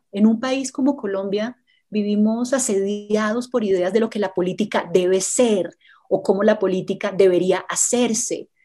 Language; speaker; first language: Spanish; native; Spanish